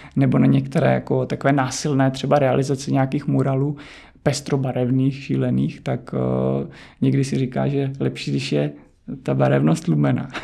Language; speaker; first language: Czech; native; Czech